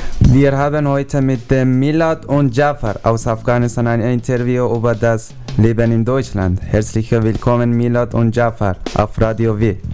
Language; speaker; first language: German; non-native, learner; Persian